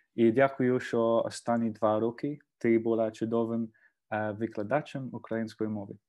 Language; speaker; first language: Ukrainian; non-native, fluent; English